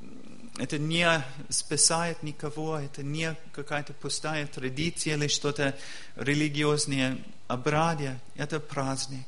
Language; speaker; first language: Russian; non-native, learner; English